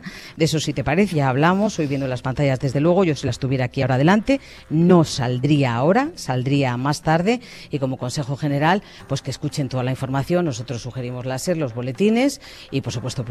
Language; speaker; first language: Spanish; native; Spanish